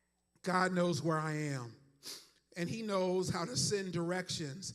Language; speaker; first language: English; native; English